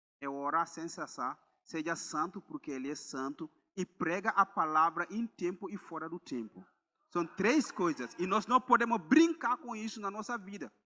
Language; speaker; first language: Portuguese; non-native, fluent; Mandingo